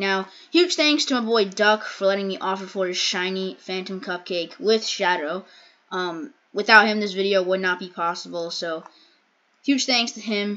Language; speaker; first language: English; native; English